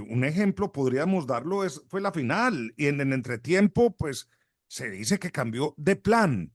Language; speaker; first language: Spanish; native; Spanish